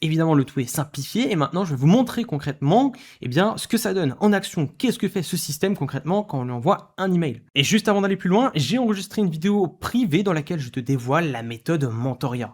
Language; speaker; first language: French; native; French